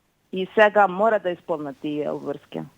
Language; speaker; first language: Macedonian; non-native, fluent; Ukrainian